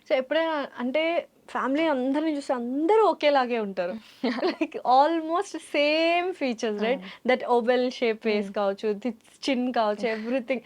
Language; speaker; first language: Telugu; native; Telugu